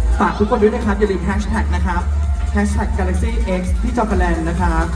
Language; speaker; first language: Thai; native; Thai